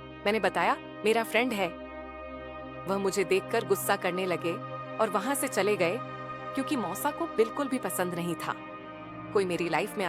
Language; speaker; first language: Hindi; native; Hindi